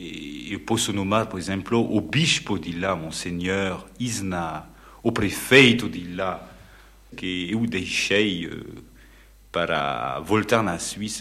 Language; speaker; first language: Portuguese; non-native, fluent; French